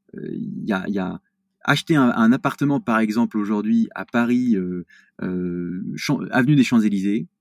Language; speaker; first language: French; native; French